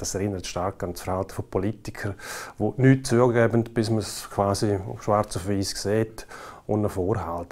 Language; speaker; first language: German; native; German